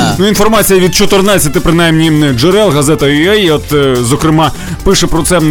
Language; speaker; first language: Ukrainian; native; Ukrainian